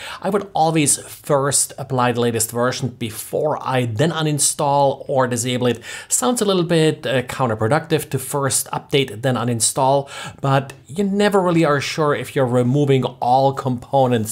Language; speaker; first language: English; non-native, fluent; German